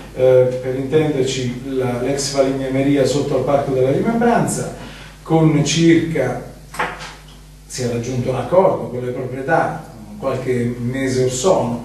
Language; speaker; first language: Italian; native; Italian